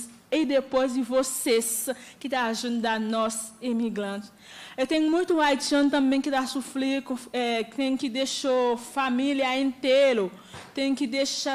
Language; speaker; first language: Portuguese; non-native, learner; Haitian Creole